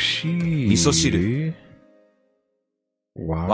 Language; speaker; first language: Japanese; non-native, learner; English